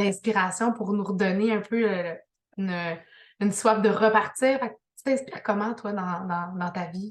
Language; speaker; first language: French; native; French